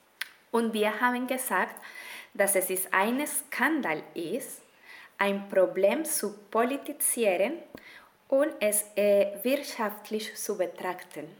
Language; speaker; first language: German; non-native, fluent; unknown